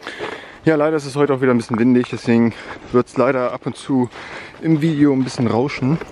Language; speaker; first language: German; native; German